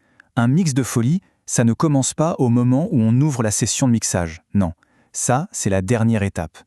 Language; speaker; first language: French; native; French